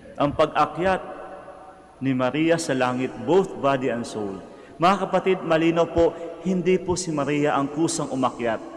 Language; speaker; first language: Filipino; non-native, local second language; Cebuano